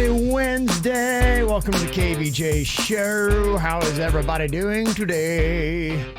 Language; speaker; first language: English; native; English